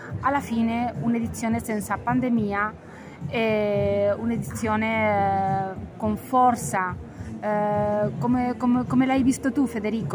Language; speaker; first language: Italian; non-native, fluent; Spanish